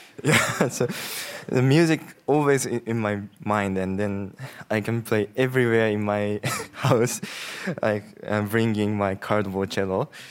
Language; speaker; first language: English; non-native, learner; Japanese